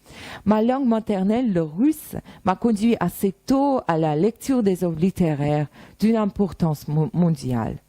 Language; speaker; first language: French; non-native, fluent; Russian